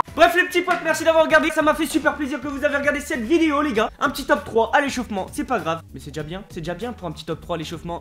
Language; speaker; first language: French; native; French